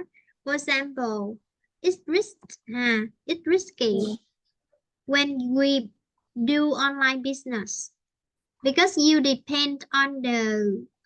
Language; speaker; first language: English; non-native, fluent; Vietnamese